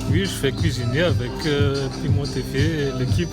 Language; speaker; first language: French; non-native, local second language; Malagasy